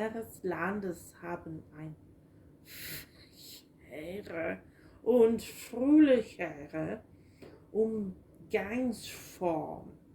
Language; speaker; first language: German; non-native, learner; English